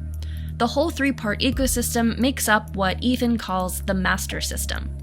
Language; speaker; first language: English; native; English